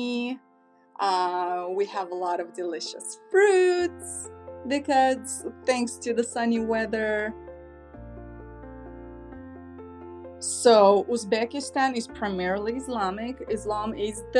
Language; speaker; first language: English; non-native, fluent; Uzbek